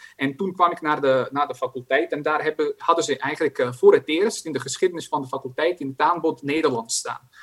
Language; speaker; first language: Dutch; non-native, fluent; Croatian